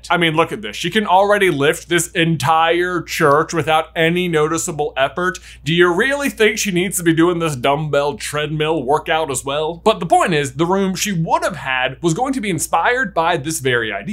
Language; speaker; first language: English; native; English